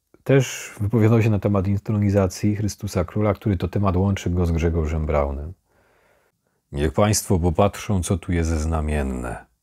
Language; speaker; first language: Polish; native; Polish